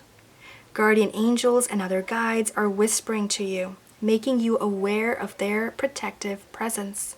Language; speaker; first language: English; native; English